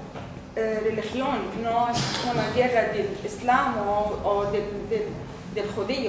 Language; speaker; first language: Spanish; non-native, learner; Arabic